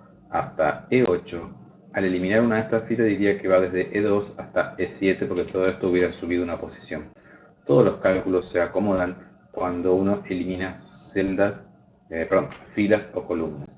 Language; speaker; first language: Spanish; native; Spanish